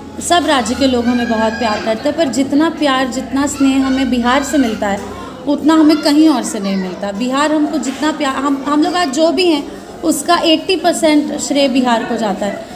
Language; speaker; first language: Hindi; native; Hindi